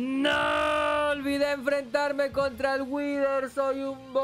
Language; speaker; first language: Spanish; native; Spanish